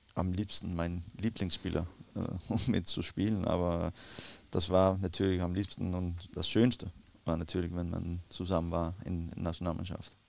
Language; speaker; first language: German; non-native, learner; Danish